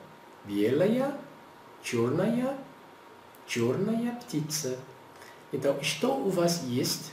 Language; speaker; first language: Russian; non-native, learner; Portuguese